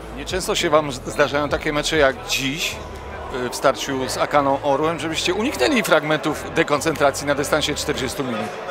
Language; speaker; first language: Polish; native; Polish